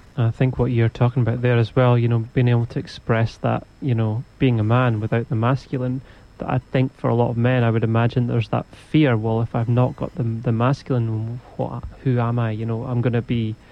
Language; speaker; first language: English; native; English